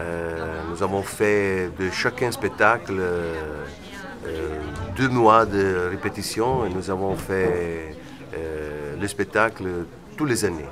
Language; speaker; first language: French; non-native, fluent; Italian